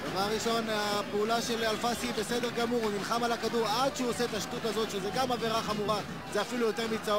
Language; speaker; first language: Hebrew; native; Hebrew